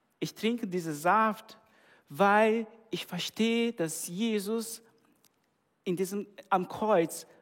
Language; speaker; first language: German; non-native, fluent; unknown